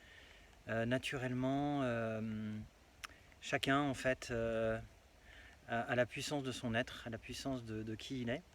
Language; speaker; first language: French; native; French